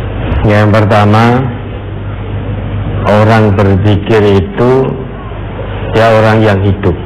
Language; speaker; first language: Indonesian; non-native, local second language; Javanese